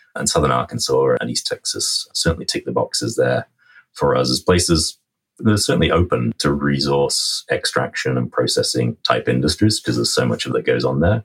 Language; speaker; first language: English; native; English